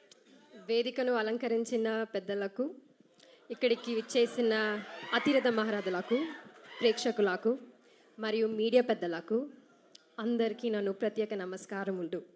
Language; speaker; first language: Telugu; non-native, learner; Malayalam